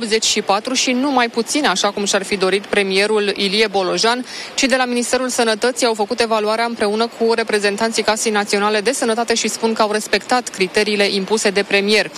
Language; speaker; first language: Romanian; native; Romanian